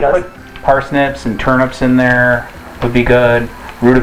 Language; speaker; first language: English; native; English